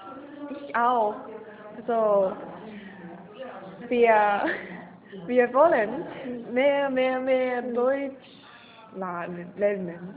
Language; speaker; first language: German; non-native, learner; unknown